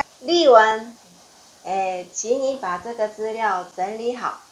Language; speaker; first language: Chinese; non-native, fluent; Japanese